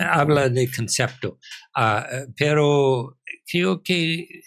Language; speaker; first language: Spanish; non-native, fluent; English